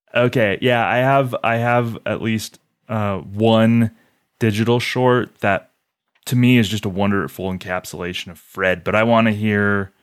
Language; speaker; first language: English; native; English